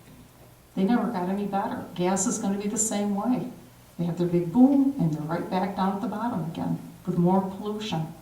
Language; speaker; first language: English; native; English